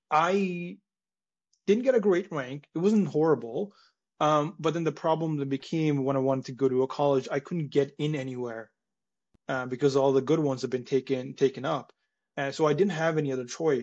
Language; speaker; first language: English; non-native, local second language; Punjabi